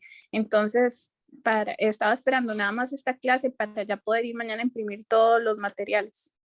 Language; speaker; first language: Spanish; native; Spanish